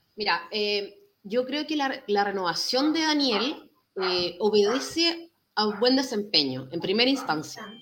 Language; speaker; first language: Spanish; native; Spanish